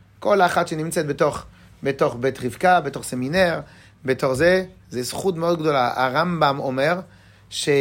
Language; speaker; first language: Hebrew; non-native, fluent; French